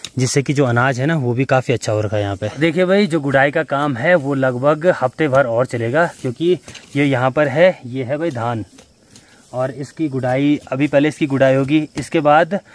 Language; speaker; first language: Hindi; non-native, local second language; Garhwali